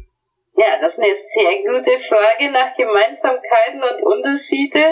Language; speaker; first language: German; native; German